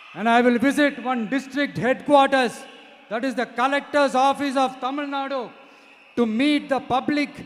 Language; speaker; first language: English; non-native, local second language; Tamil